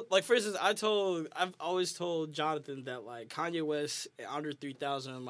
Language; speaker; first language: English; early bilingual, other home language; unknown